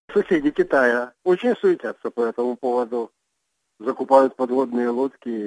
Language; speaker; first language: Russian; native; Russian